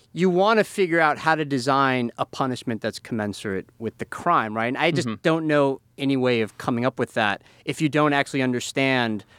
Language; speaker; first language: English; early bilingual, other home language; Spanish